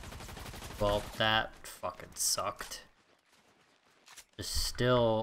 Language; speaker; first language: English; native; English